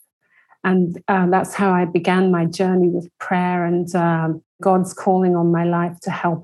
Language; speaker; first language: English; native; English